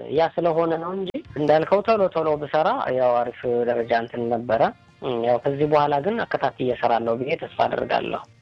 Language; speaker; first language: Amharic; native; Amharic